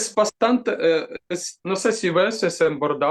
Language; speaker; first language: Spanish; non-native, fluent; Ukrainian